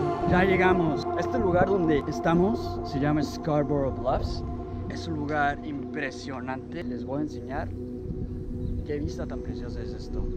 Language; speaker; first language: Spanish; early bilingual, heritage; Spanish